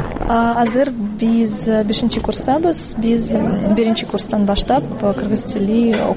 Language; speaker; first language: Kyrgyz; non-native, learner; Russian